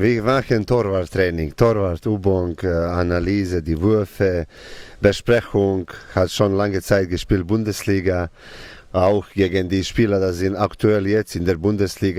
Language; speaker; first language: German; non-native, learner; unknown